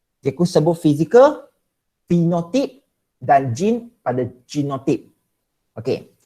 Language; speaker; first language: Malay; non-native, local second language; Chinese